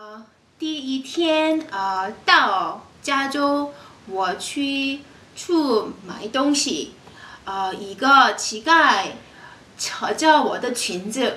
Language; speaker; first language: Chinese; non-native, learner; English